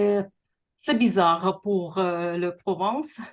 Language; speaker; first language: French; non-native, learner; Russian